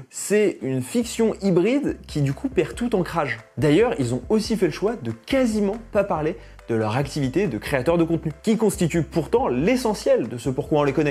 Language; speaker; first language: French; native; French